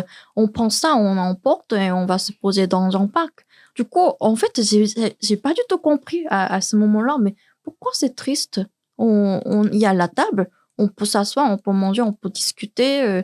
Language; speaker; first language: French; non-native, learner; Korean